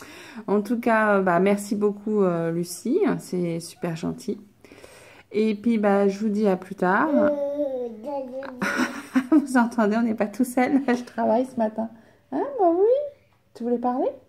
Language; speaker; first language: French; native; French